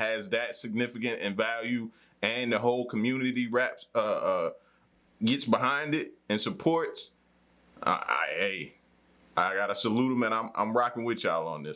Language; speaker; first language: English; native; English